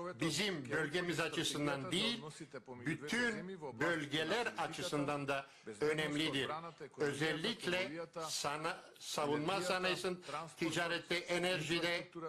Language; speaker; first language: Turkish; non-native, learner; Macedonian